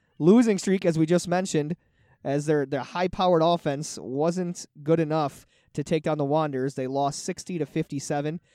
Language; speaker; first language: English; native; English